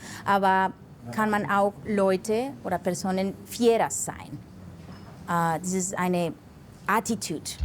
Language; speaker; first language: German; non-native, fluent; Spanish